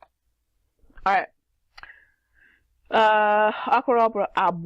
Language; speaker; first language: Igbo; non-native, learner; English